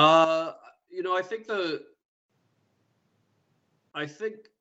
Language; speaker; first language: English; native; English